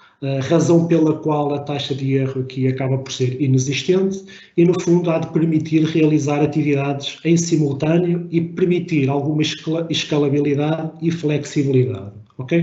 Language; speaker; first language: Portuguese; native; Portuguese